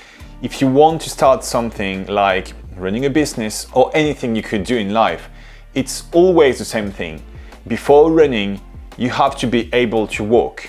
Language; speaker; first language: English; non-native, fluent; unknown